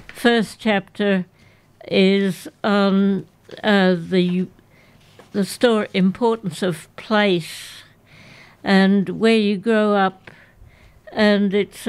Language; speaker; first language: English; native; English